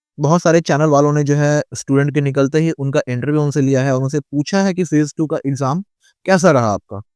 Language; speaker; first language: Hindi; native; Hindi